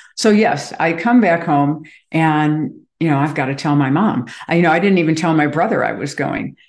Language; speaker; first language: English; native; English